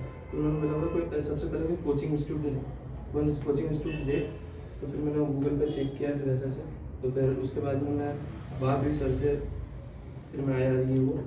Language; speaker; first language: Hindi; native; Hindi